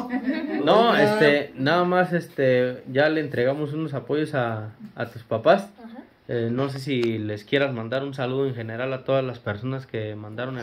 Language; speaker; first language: Spanish; native; Spanish